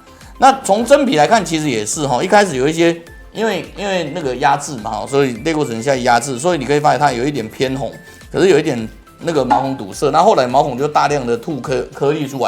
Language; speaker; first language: Chinese; native; Chinese